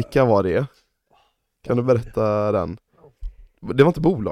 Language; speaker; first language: Swedish; native; Swedish